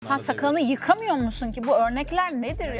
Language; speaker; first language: Turkish; native; Turkish